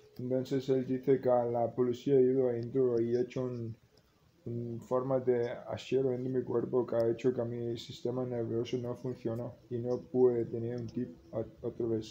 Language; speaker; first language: Spanish; non-native, learner; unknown